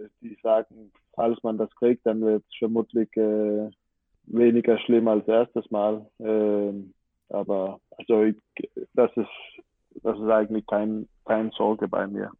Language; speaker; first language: German; non-native, fluent; Danish